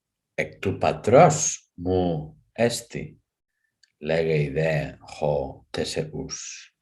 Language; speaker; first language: Greek; non-native, fluent; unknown